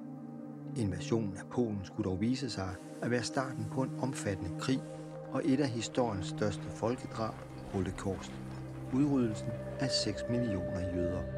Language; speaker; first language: Danish; native; Danish